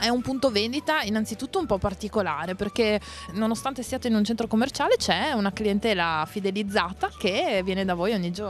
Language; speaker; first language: Italian; native; Italian